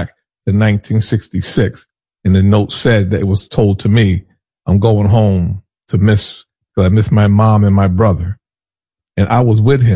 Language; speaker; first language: English; native; English